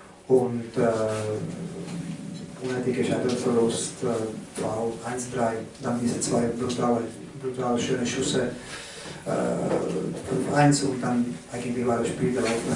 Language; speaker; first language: German; non-native, learner; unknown